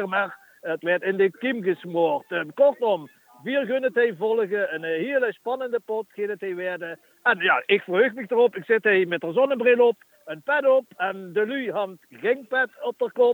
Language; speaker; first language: Dutch; native; Dutch